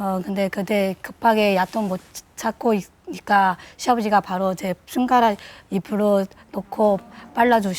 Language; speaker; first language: Korean; non-native, learner; Chinese